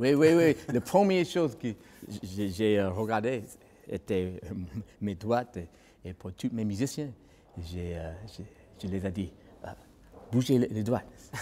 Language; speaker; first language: French; non-native, fluent; English